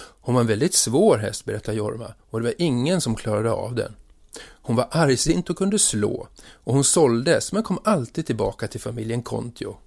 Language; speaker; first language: Swedish; native; Swedish